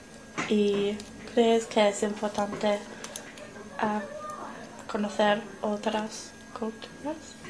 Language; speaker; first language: Spanish; non-native, learner; English